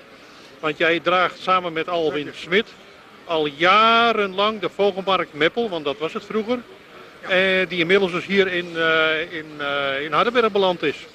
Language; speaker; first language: Dutch; native; Dutch